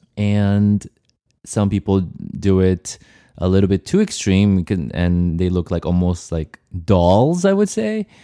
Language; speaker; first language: English; non-native, fluent; Portuguese